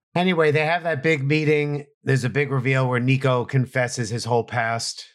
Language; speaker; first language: English; native; English